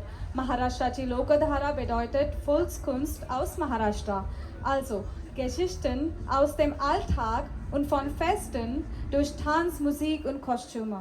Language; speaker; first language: German; non-native, fluent; Marathi